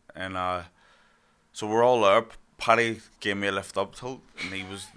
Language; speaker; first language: English; native; English